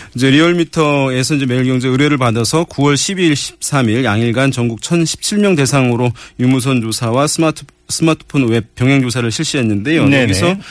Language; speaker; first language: Korean; native; Korean